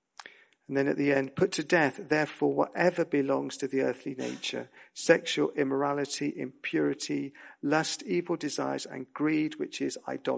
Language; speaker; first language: English; native; English